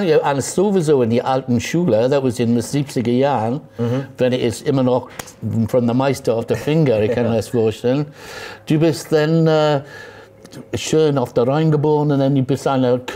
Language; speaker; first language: German; non-native, fluent; English